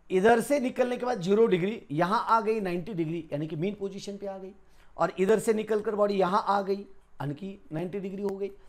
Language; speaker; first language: Hindi; non-native, local second language; Marathi